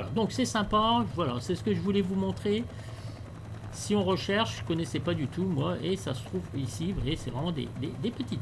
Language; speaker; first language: French; native; French